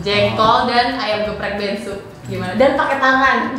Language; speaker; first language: Indonesian; native; Indonesian